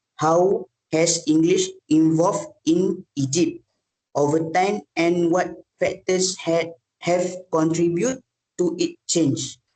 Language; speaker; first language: English; non-native, learner; Malay